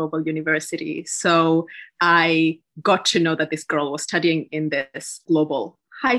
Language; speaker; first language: English; non-native, local second language; Gusii